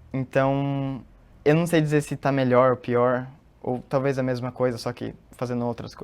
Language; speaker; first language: Portuguese; early bilingual, heritage; Portuguese